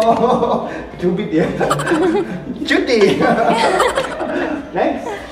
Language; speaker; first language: English; non-native, learner; Indonesian